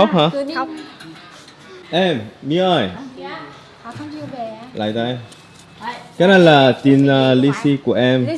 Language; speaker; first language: Vietnamese; non-native, fluent; Korean